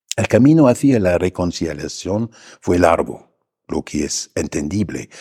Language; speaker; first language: Spanish; non-native, fluent; German